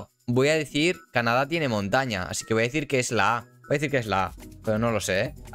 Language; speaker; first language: Spanish; native; Spanish